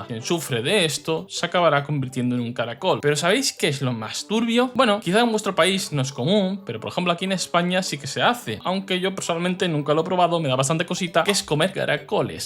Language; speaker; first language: Spanish; native; Spanish